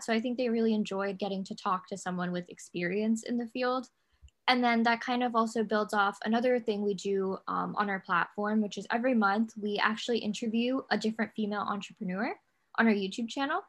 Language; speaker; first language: English; native; English